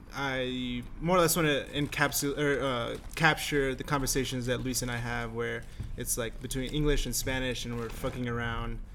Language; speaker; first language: English; native; English